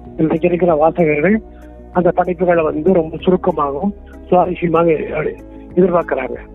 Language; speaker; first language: Tamil; non-native, local second language; Kannada